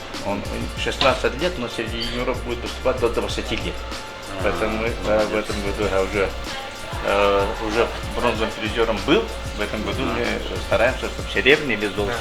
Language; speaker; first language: Russian; non-native, local second language; Yakut